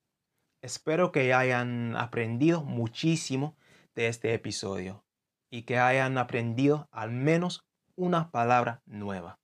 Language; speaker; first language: Spanish; non-native, fluent; English